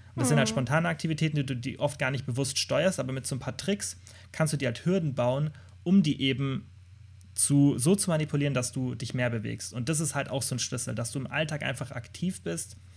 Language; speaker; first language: German; native; German